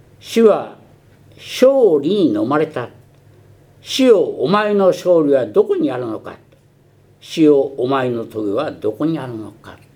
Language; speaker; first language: Japanese; early bilingual, heritage; Japanese